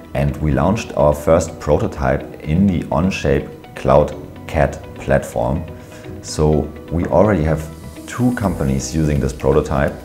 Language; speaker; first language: English; non-native, fluent; German